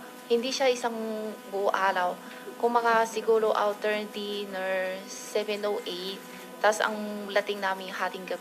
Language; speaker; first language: Filipino; non-native, learner; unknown